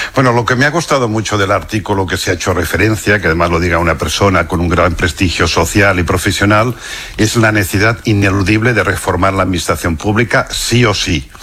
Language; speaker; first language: Spanish; non-native, local second language; Catalan